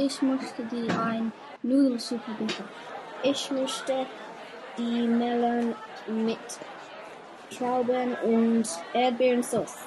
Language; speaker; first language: German; non-native, learner; English